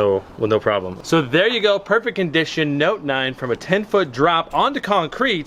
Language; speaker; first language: English; native; English